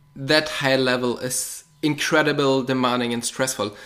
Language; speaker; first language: English; non-native, fluent; German